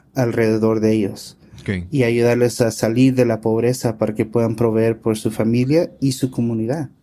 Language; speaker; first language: Spanish; early bilingual, heritage; Spanish